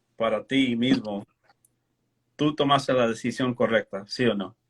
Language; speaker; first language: Spanish; early bilingual, heritage; Spanish